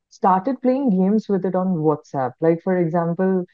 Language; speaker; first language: Hindi; non-native, local second language; Bangla